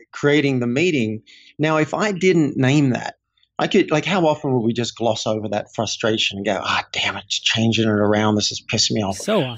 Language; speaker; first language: English; native; English